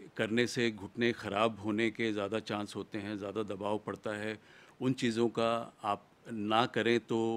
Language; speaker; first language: Hindi; native; Hindi